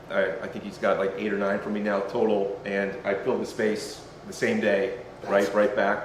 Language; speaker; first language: English; native; English